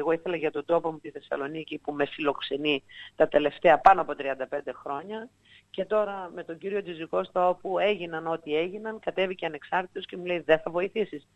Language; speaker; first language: Greek; native; Greek